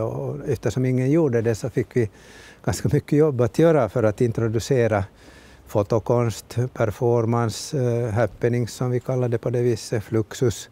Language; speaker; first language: Swedish; native; Swedish